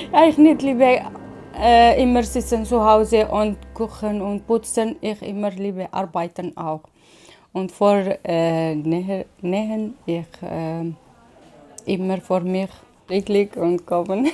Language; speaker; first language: German; non-native, learner; Arabic